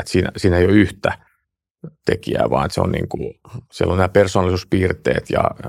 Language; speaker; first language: Finnish; native; Finnish